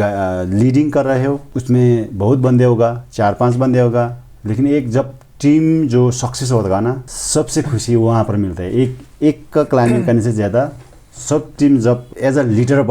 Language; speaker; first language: Hindi; non-native, fluent; Sherpa